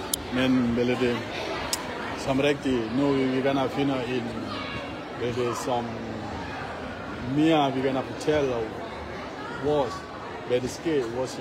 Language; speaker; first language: Danish; non-native, learner; Achinese